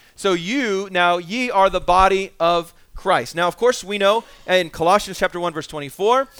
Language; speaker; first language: English; native; English